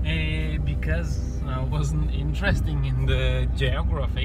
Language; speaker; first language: English; non-native, fluent; Turkish